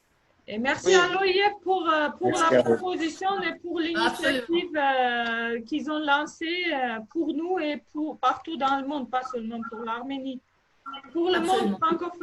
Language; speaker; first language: French; non-native, fluent; Armenian